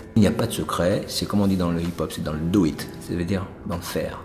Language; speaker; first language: French; native; French